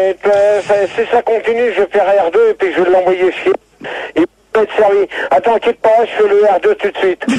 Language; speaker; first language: French; native; French